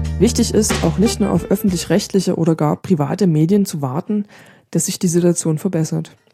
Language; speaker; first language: German; native; German